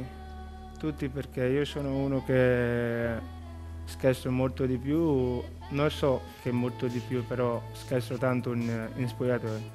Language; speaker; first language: Italian; non-native, learner; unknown